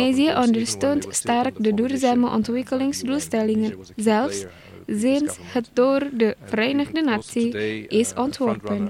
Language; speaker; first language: Dutch; non-native, learner; Indonesian